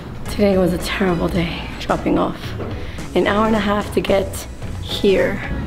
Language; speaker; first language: English; early bilingual, other home language; Spanish